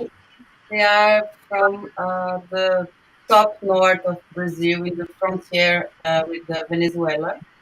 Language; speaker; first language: English; non-native, learner; Portuguese